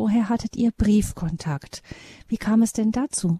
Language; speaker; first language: German; native; German